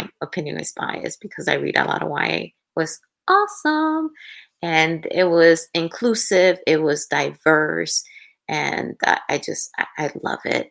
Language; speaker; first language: English; non-native, fluent; Spanish